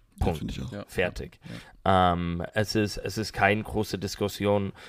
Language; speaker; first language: German; non-native, learner; English